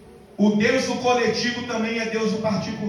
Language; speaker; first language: Portuguese; native; Portuguese